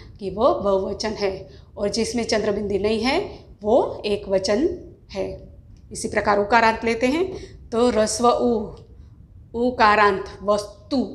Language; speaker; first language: Hindi; non-native, local second language; Gujarati